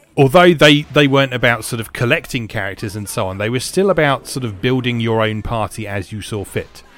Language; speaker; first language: English; native; English